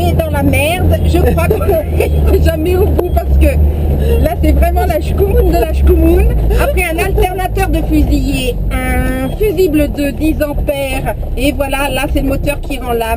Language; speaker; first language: French; native; French